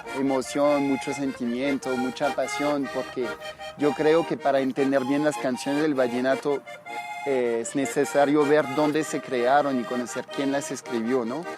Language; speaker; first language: Spanish; non-native, fluent; French